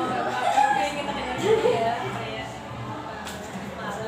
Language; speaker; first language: Indonesian; native; Indonesian